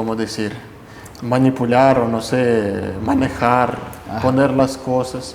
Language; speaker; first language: Spanish; non-native, fluent; Russian